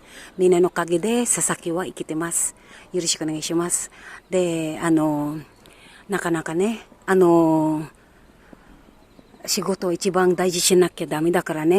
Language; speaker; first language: Japanese; non-native, learner; Filipino